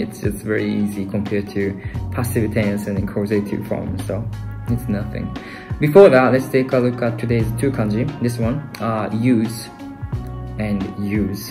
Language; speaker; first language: English; non-native, fluent; Japanese